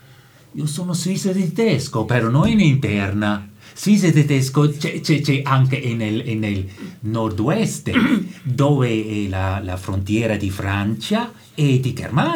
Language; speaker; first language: Italian; non-native, local second language; German